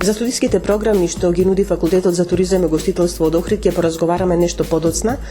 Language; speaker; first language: Macedonian; native; Macedonian